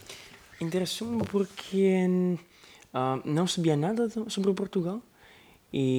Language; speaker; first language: Portuguese; non-native, learner; Italian